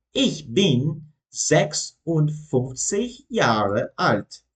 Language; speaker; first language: German; non-native, fluent; Portuguese